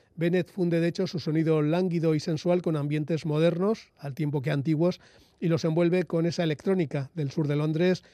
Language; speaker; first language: Spanish; native; Spanish